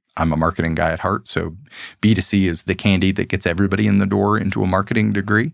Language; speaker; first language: English; native; English